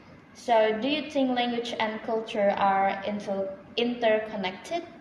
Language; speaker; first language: English; non-native, fluent; Indonesian